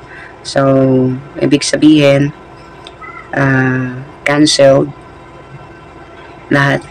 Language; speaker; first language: Filipino; native; Filipino